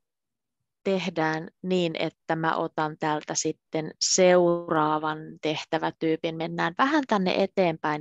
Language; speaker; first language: Finnish; native; Finnish